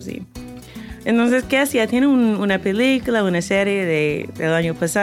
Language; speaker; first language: Spanish; non-native, fluent; English